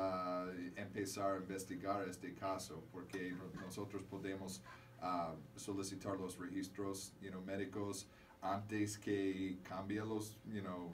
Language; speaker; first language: Spanish; non-native, learner; English